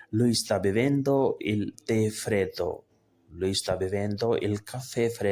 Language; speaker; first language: Italian; non-native, learner; Urdu